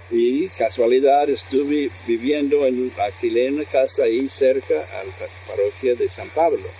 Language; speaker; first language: Spanish; non-native, fluent; English